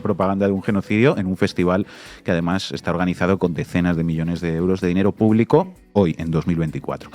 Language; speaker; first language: Spanish; native; Spanish